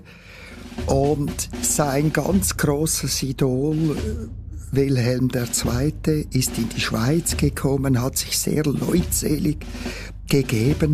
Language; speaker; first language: German; native; German